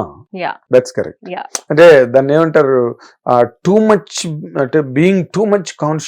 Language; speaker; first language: Telugu; native; Telugu